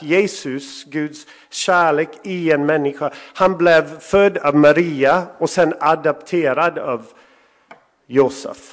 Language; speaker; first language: Swedish; non-native, fluent; English